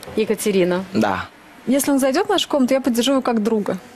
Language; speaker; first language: Russian; native; Russian